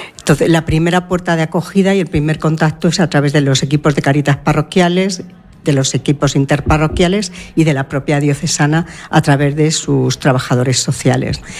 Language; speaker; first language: Spanish; native; Spanish